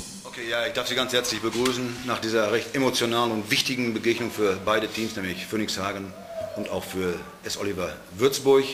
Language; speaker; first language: German; native; German